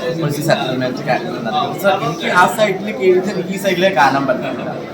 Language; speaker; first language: Malayalam; non-native, learner; Assamese